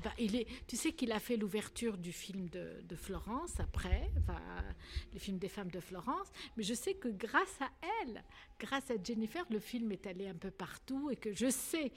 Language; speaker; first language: French; non-native, local second language; Arabic